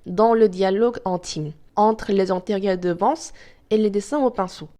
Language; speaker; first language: French; non-native, fluent; Korean